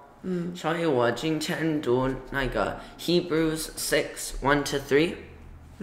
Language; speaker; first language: Chinese; early bilingual, heritage; Chinese